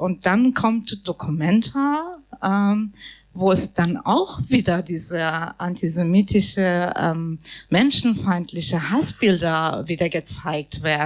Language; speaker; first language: German; non-native, fluent; Persian